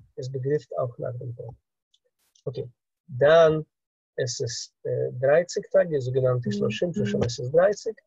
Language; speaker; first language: German; non-native, fluent; Russian